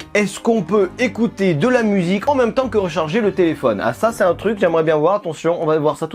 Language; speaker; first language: French; native; French